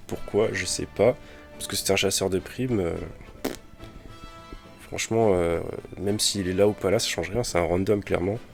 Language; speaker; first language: French; native; French